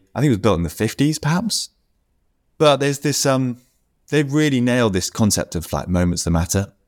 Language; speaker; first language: English; native; English